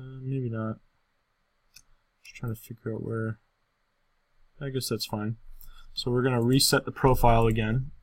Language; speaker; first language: English; native; English